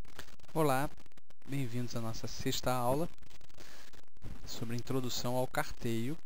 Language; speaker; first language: Portuguese; native; Portuguese